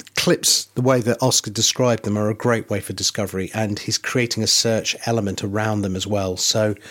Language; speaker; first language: English; native; English